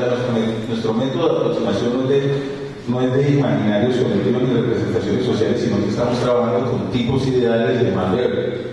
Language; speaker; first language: Spanish; native; Spanish